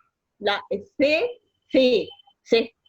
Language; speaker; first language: Arabic; native; Arabic